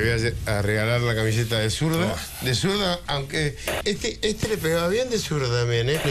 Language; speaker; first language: Spanish; native; Spanish